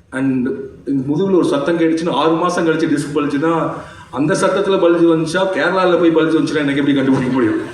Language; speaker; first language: Tamil; native; Tamil